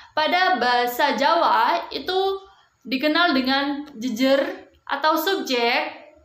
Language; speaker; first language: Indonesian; non-native, local second language; Javanese